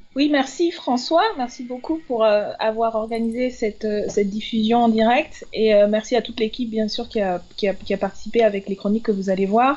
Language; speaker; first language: French; native; French